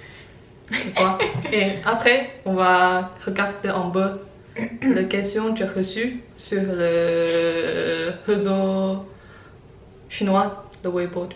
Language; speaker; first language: French; non-native, learner; Chinese